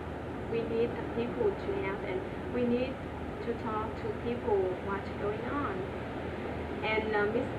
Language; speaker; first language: English; non-native, learner; Vietnamese